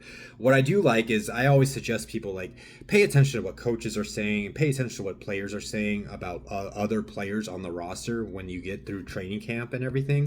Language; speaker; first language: English; native; English